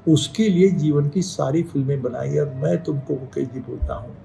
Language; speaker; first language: Hindi; non-native, local second language; Marathi